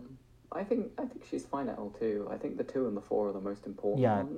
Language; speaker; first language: English; native; English